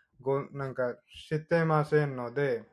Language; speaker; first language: Japanese; non-native, fluent; Hindi